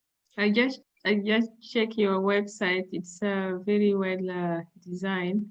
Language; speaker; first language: English; non-native, fluent; French